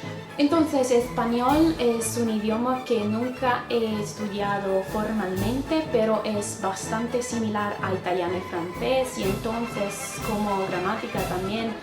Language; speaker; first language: Spanish; non-native, fluent; Italian